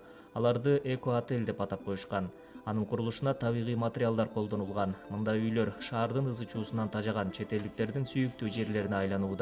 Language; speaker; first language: Kyrgyz; native; Kyrgyz